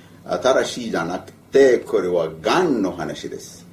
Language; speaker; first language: Japanese; non-native, learner; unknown